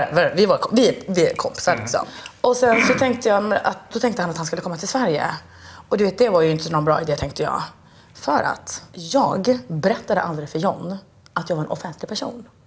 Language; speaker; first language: Swedish; early bilingual, other home language; Turkish